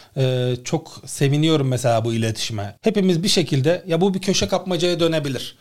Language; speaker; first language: Turkish; native; Turkish